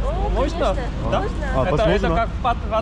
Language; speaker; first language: Russian; non-native, learner; Korean